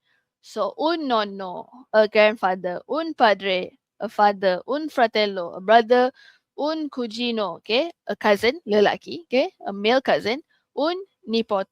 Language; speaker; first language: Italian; non-native, learner; Malay